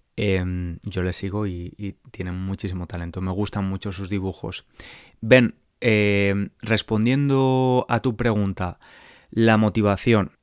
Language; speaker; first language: Spanish; native; Spanish